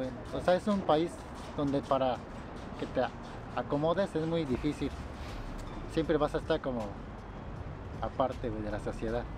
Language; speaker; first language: Spanish; native; Spanish